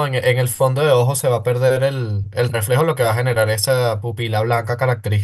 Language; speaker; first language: Spanish; native; Spanish